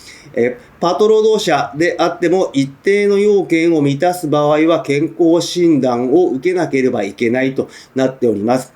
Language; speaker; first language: Japanese; native; Japanese